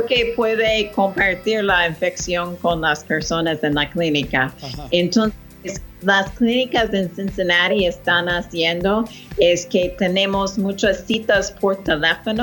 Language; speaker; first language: Spanish; non-native, fluent; English